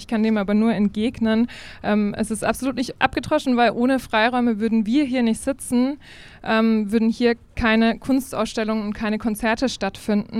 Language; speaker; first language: German; native; German